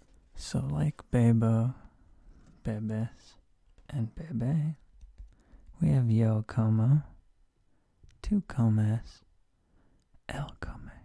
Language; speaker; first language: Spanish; non-native, learner; English